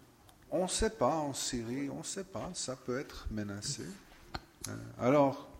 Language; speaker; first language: French; non-native, fluent; English